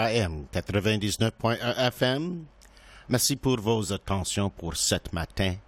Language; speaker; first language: French; non-native, local second language; English